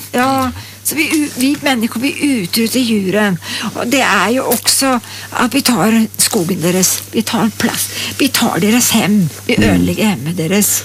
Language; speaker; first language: Swedish; native; Swedish